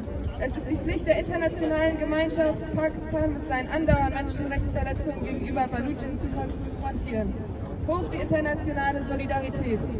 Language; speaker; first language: German; native; German